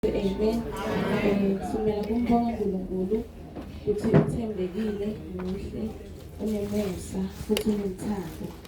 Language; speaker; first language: Zulu; non-native, local second language; Swati